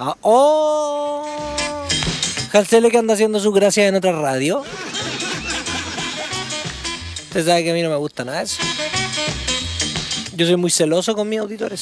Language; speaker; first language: Spanish; native; Spanish